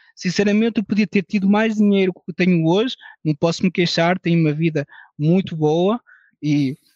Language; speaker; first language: Portuguese; early bilingual, heritage; French